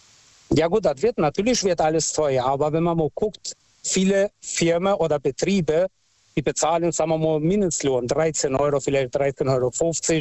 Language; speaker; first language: German; non-native, fluent; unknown